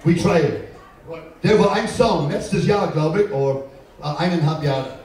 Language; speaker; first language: German; non-native, learner; English